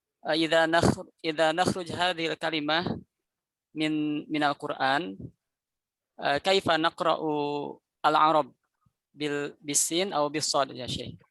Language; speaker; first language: Arabic; non-native, learner; Indonesian